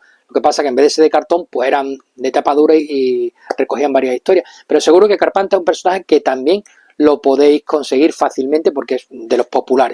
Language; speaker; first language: Spanish; native; Spanish